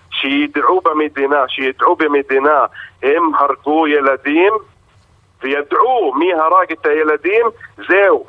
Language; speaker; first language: Hebrew; non-native, local second language; Arabic